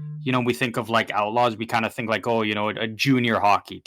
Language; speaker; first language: English; native; English